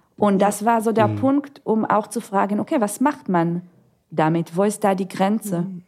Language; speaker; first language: German; non-native, fluent; Hebrew